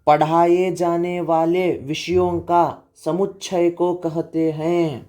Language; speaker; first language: Hindi; non-native, local second language; Kannada